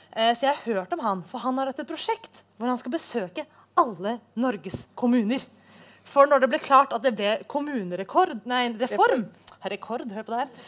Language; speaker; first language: Norwegian; native; Norwegian